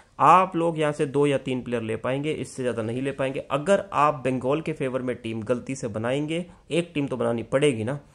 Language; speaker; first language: Hindi; native; Hindi